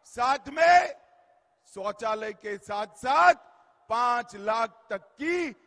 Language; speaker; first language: Hindi; non-native, local second language; Gujarati